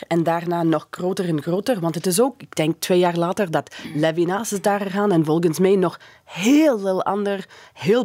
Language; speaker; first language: Dutch; non-native, fluent; English